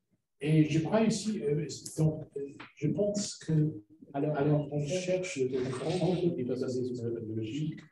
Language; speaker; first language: French; non-native, fluent; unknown